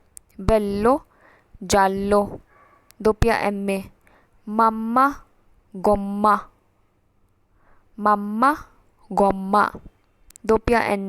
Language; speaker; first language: Italian; non-native, fluent; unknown